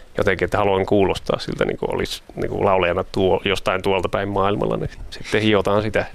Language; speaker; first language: Finnish; native; Finnish